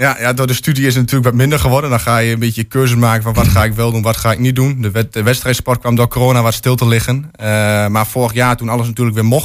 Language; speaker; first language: Dutch; native; Dutch